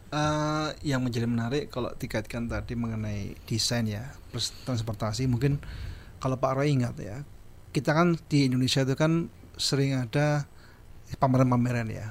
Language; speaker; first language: Indonesian; native; Indonesian